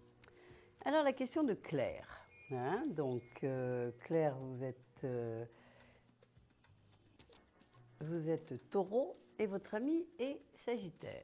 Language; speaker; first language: French; native; French